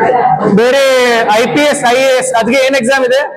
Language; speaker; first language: Kannada; non-native, learner; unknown